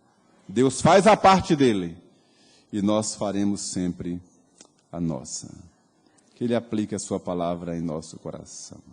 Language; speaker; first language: Portuguese; native; Portuguese